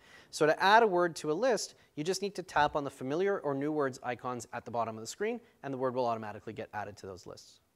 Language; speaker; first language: English; native; English